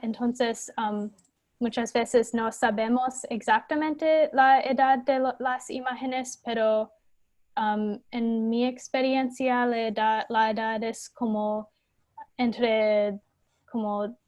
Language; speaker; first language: Spanish; non-native, fluent; English